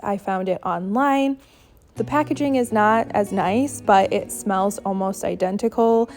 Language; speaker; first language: English; native; English